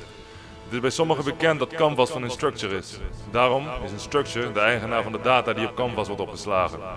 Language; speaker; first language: Dutch; native; Dutch